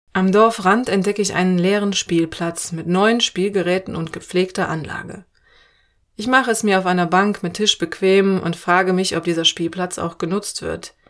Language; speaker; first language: German; native; German